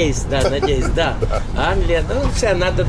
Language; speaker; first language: Russian; non-native, local second language; Ukrainian